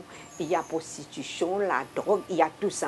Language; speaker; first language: French; non-native, local second language; Hakka Chinese